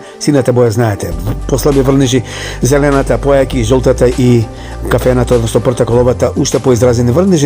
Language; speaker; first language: Macedonian; native; Macedonian